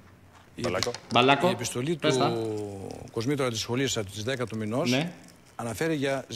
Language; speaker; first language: Greek; native; Greek